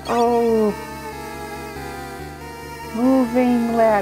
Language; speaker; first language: English; native; English